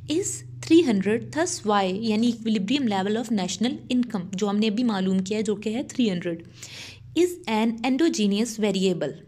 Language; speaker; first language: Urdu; non-native, local second language; Punjabi